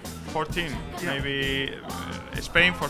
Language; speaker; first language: English; non-native, learner; Spanish